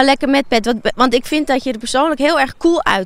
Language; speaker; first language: Dutch; native; Dutch